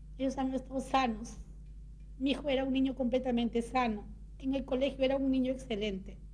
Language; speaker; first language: Spanish; native; Spanish